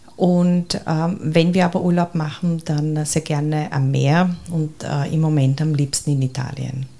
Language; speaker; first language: German; early bilingual, heritage; German